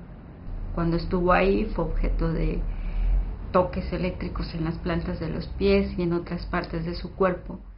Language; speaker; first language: Spanish; native; Spanish